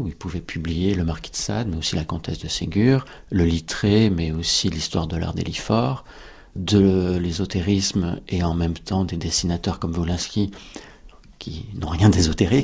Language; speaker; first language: French; native; French